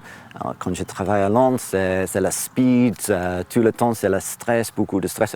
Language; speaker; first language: French; non-native, learner; English